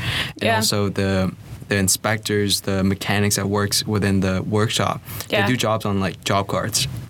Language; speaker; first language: English; non-native, fluent; Vietnamese